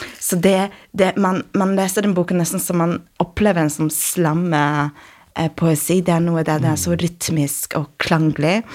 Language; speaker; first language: Norwegian; non-native, fluent; Polish